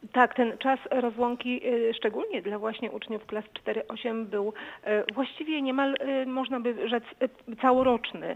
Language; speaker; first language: Polish; native; Polish